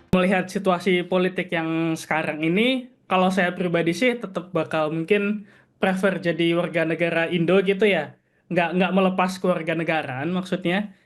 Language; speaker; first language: Indonesian; native; Indonesian